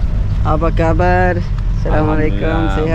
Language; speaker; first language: Indonesian; non-native, learner; Urdu